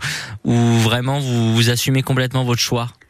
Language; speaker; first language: French; native; French